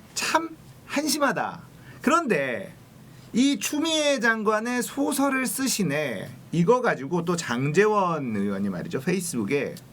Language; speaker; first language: Korean; native; Korean